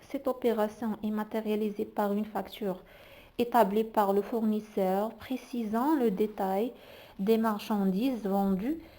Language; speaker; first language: French; non-native, local second language; Arabic